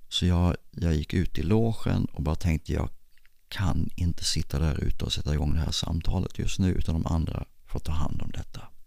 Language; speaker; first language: Swedish; native; Swedish